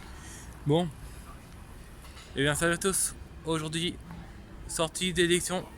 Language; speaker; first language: French; native; French